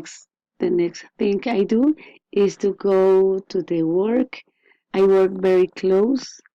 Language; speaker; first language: English; non-native, learner; Spanish